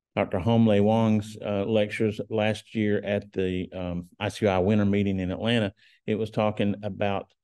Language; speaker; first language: English; native; English